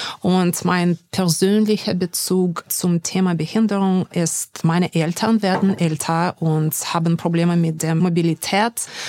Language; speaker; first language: German; non-native, fluent; English